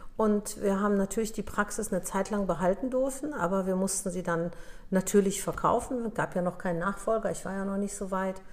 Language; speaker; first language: German; early bilingual, other home language; Polish